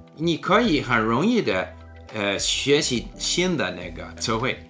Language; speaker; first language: Cantonese; non-native, learner; English